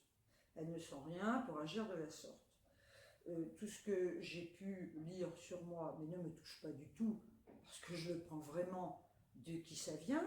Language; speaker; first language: French; native; French